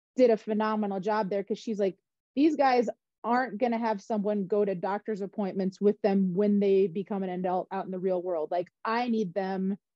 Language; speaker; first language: English; native; English